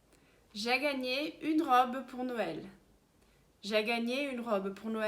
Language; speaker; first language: French; early bilingual, heritage; Portuguese